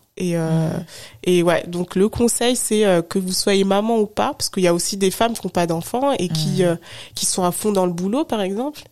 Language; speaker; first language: French; native; French